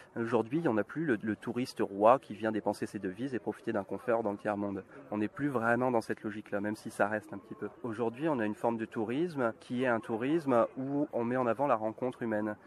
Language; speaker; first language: French; native; French